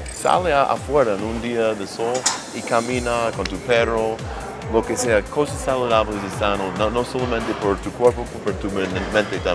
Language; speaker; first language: Spanish; non-native, learner; English